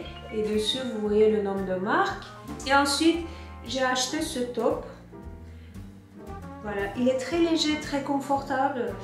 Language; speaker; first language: French; non-native, fluent; Turkish